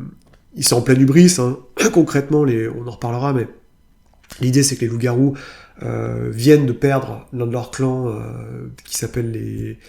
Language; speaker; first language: French; native; French